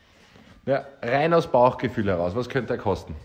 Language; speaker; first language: German; native; German